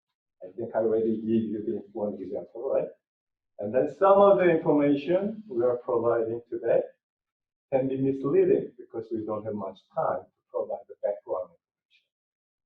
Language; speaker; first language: English; non-native, fluent; Korean